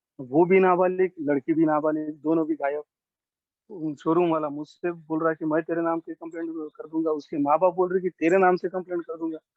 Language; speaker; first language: Hindi; non-native, local second language; Marathi